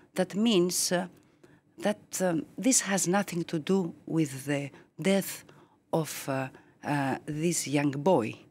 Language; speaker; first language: English; non-native, fluent; Greek